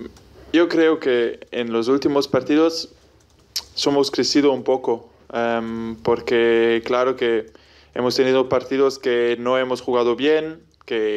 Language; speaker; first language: Spanish; non-native, fluent; German